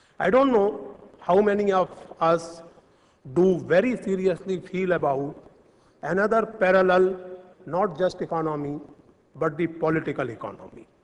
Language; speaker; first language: English; non-native, local second language; Hindi